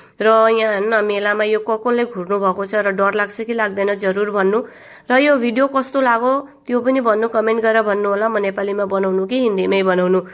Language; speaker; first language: Nepali; native; Nepali